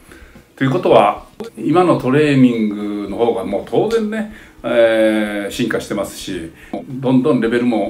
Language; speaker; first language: Japanese; native; Japanese